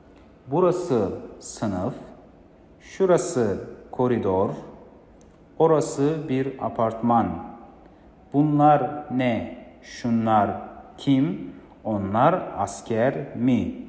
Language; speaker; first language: Turkish; non-native, fluent; Kazakh